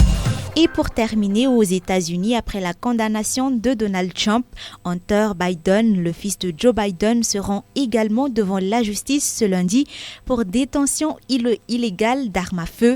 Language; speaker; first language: French; non-native, local second language; Malagasy